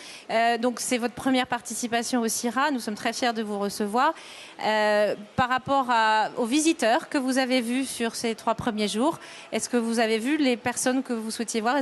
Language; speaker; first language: French; native; French